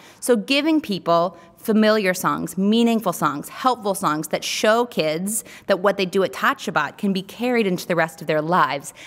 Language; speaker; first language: English; native; English